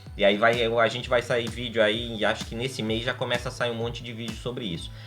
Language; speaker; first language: Portuguese; native; Portuguese